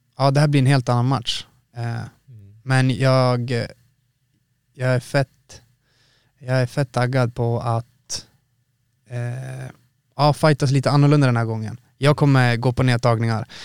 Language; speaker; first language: Swedish; native; Swedish